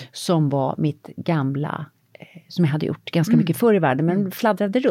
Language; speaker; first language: Swedish; native; Swedish